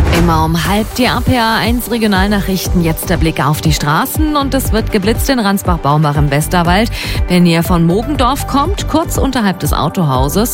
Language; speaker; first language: German; native; German